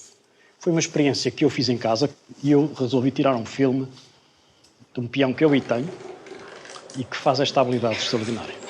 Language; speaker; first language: Portuguese; native; Portuguese